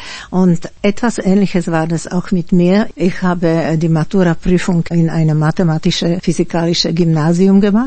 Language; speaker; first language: German; non-native, fluent; Slovak